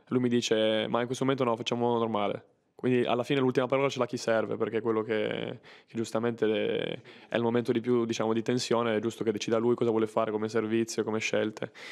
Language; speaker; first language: Italian; native; Italian